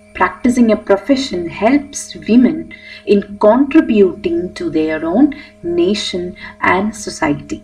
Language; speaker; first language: English; non-native, local second language; Malayalam